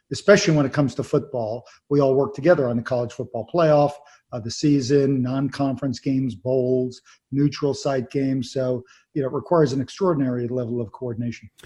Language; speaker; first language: English; native; English